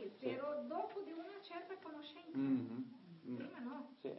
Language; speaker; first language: Italian; non-native, learner; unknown